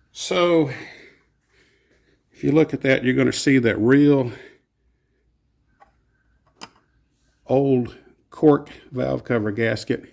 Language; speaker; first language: English; native; English